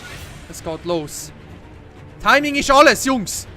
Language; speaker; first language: German; native; German